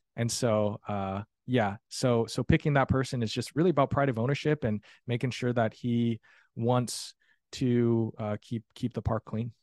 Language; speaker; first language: English; native; English